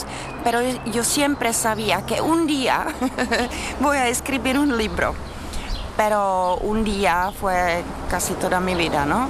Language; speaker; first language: Spanish; non-native, learner; Czech